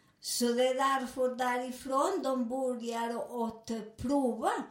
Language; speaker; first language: Swedish; non-native, learner; Spanish